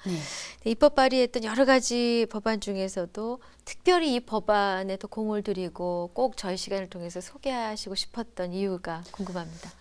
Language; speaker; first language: Korean; native; Korean